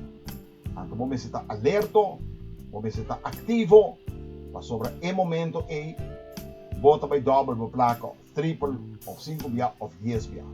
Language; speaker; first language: Portuguese; non-native, learner; Papiamento